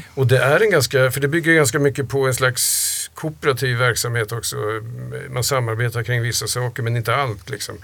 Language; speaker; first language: Swedish; native; Swedish